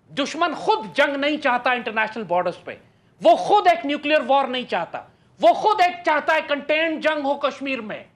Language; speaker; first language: Urdu; native; Urdu